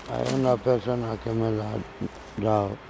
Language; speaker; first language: Spanish; non-native, learner; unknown